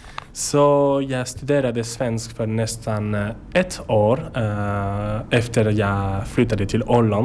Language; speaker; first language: Swedish; non-native, learner; French